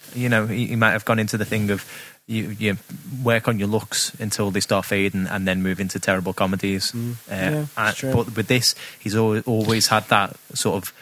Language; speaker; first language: English; native; English